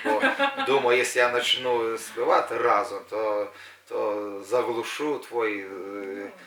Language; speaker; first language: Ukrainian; non-native, local second language; Russian